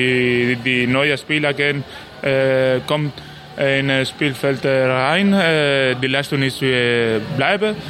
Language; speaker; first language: German; non-native, learner; Spanish